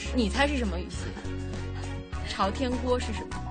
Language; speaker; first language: Chinese; native; Chinese